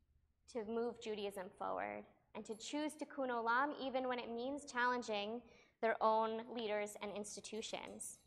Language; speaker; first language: English; native; English